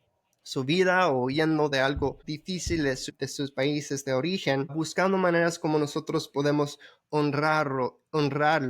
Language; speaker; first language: Spanish; early bilingual, heritage; Spanish